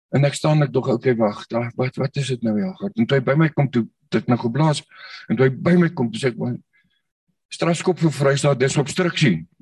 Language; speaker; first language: Afrikaans; native; Afrikaans